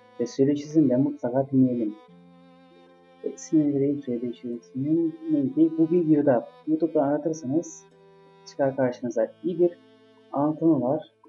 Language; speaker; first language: Turkish; native; Turkish